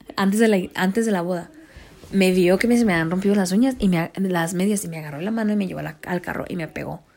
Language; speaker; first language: Spanish; early bilingual, heritage; Spanish